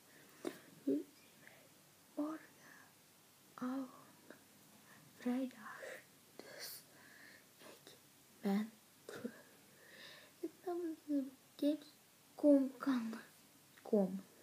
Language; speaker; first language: Dutch; early bilingual, other home language; Turkish